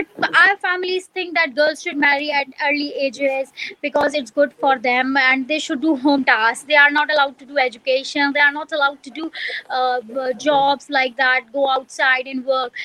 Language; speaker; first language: English; non-native, local second language; Punjabi